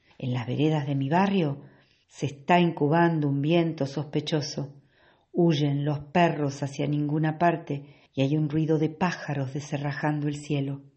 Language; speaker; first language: Spanish; native; Spanish